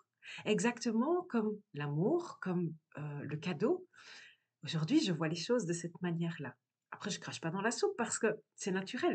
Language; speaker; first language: French; native; French